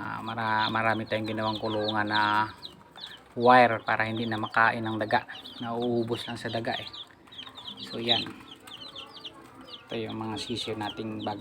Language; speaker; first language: Filipino; native; Filipino